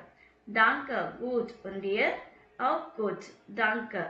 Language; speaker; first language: German; non-native, fluent; Tamil